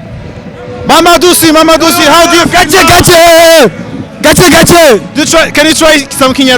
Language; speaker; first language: English; non-native, local second language; Kinyarwanda